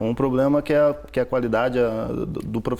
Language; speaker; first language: Portuguese; native; Portuguese